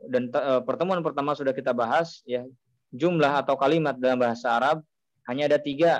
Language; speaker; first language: Indonesian; native; Indonesian